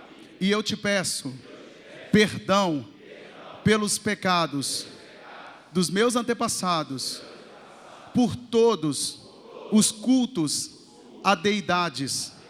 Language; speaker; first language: Portuguese; native; Portuguese